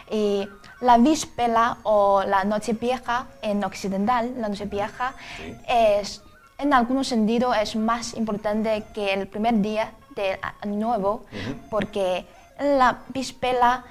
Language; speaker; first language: Spanish; non-native, fluent; Chinese